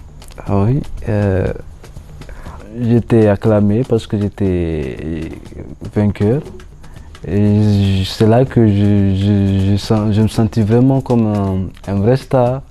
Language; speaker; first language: French; non-native, local second language; Malagasy